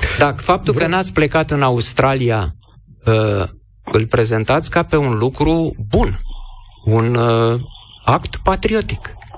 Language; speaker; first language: Romanian; native; Romanian